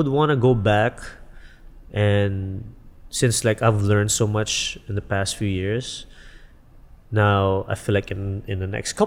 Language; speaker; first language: English; non-native, local second language; Filipino